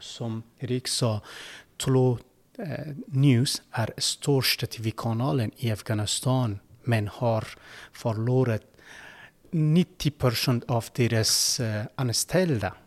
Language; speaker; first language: Swedish; non-native, learner; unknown